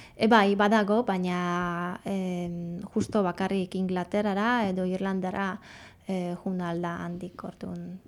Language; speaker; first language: Basque; non-native, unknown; Polish